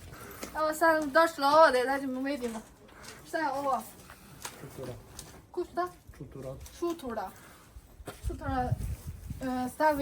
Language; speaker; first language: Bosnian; non-native, learner; Chinese